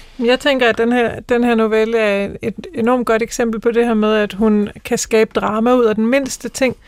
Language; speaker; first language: Danish; native; Danish